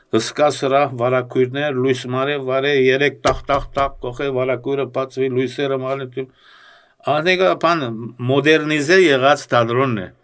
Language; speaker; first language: Armenian; early bilingual, heritage; Armenian